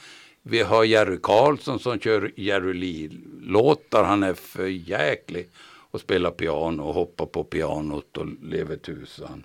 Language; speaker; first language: Swedish; native; Swedish